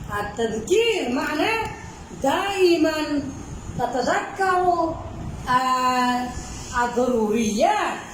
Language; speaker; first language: Arabic; non-native, fluent; Bangla